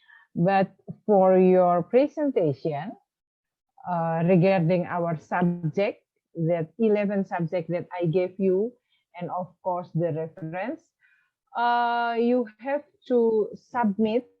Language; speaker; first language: English; non-native, fluent; Indonesian